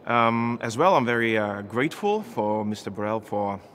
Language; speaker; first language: English; non-native, fluent; Lithuanian